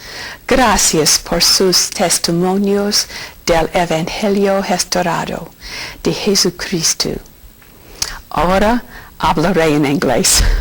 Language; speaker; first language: Spanish; non-native, learner; English